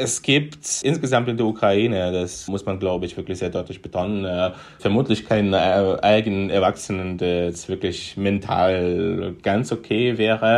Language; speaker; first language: German; non-native, fluent; Russian